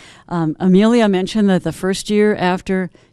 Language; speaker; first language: English; native; English